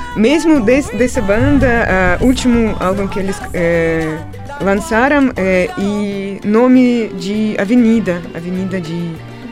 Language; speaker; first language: Portuguese; non-native, fluent; Russian